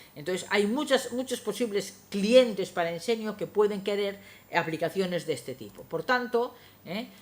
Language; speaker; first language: Spanish; non-native, local second language; Galician